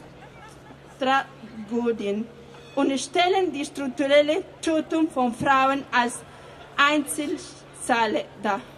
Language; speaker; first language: German; non-native, fluent; Spanish